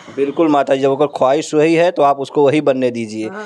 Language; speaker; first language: Hindi; native; Hindi